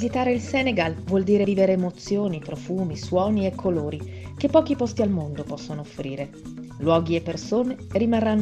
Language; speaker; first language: Italian; native; Italian